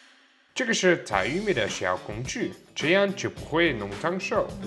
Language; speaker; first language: Chinese; non-native, fluent; German